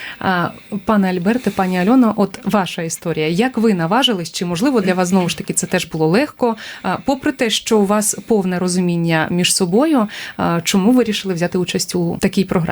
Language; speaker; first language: Ukrainian; native; Ukrainian